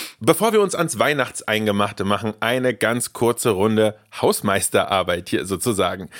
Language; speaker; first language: German; early bilingual, other home language; Russian